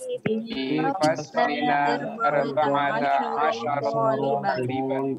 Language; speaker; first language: Arabic; non-native, learner; Indonesian